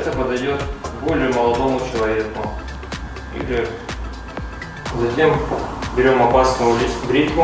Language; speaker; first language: Russian; native; Russian